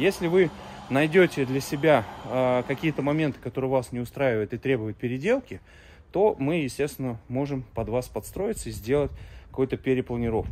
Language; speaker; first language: Russian; native; Russian